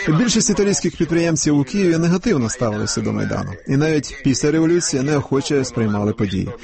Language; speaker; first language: Ukrainian; non-native, fluent; Italian